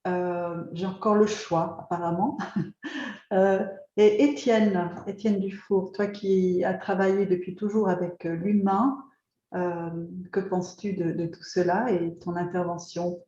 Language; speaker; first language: French; native; French